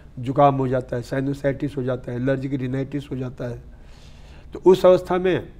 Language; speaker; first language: Hindi; native; Hindi